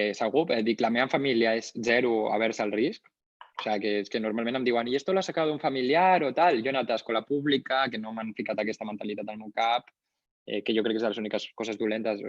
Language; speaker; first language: Catalan; non-native, local second language; Spanish